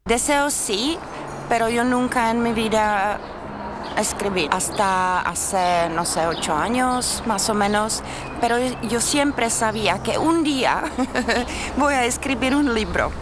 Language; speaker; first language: Spanish; non-native, learner; Czech